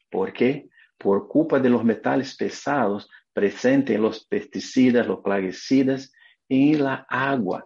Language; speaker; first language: Spanish; non-native, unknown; Portuguese